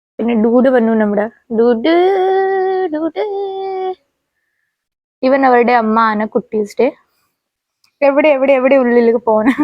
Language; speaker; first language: Malayalam; non-native, learner; Hindi